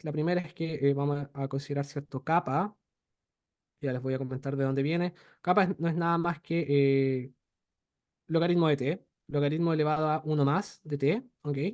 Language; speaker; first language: Spanish; native; Spanish